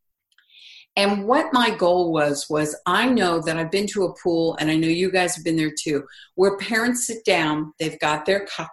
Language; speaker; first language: English; native; English